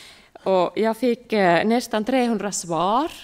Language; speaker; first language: Swedish; non-native, local second language; Finnish